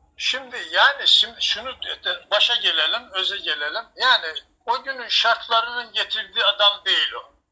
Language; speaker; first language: Turkish; native; Turkish